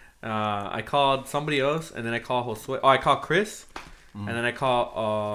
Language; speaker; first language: English; native; English